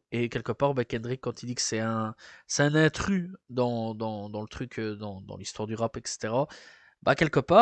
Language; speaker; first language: French; native; French